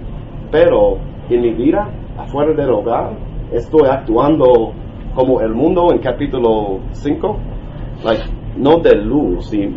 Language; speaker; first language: Spanish; non-native, learner; English